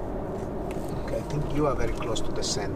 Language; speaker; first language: English; non-native, learner; Italian